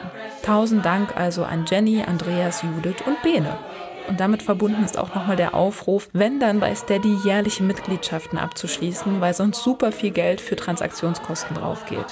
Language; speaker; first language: German; native; German